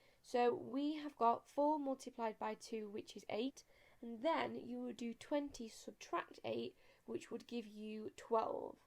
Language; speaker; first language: English; native; English